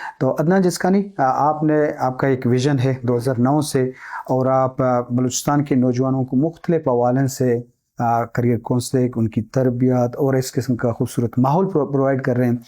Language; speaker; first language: Urdu; non-native, local second language; Baluchi